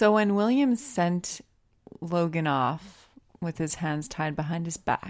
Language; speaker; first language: English; native; English